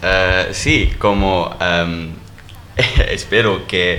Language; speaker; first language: Spanish; non-native, learner; English